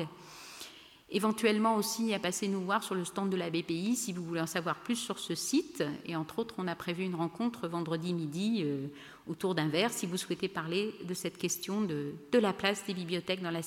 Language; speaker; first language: French; native; French